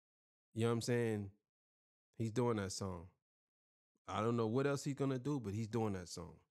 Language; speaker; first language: English; native; English